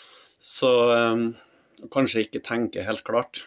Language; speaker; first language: Norwegian; native; Norwegian